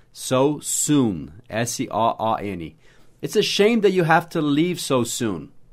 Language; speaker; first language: English; native; English